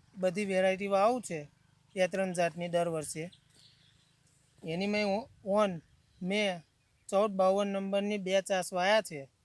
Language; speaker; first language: Gujarati; native; Gujarati